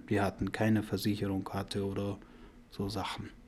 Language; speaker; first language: German; non-native, learner; Persian